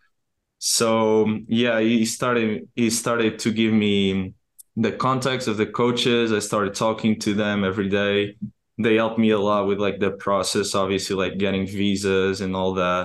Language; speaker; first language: English; non-native, fluent; Portuguese